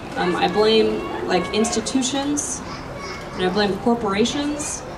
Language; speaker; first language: English; native; English